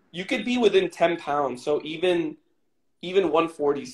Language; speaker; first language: English; native; English